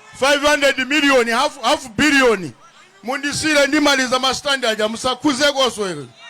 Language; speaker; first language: Nyanja; non-native, local second language; Tumbuka